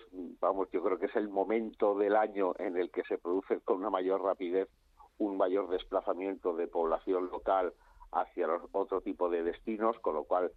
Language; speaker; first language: Spanish; native; Spanish